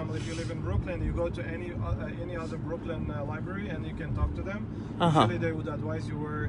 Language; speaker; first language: English; non-native, fluent; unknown